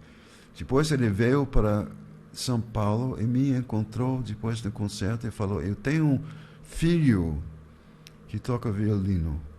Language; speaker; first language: Portuguese; non-native, fluent; English